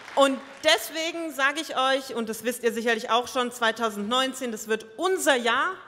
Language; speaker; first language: German; early bilingual, other home language; Croatian